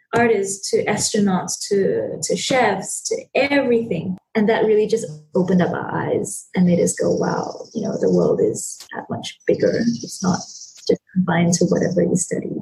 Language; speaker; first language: English; non-native, local second language; Chinese